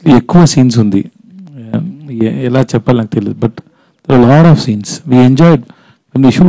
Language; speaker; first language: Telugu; non-native, learner; Tamil